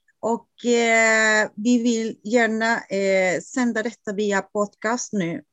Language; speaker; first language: Swedish; non-native, fluent; Spanish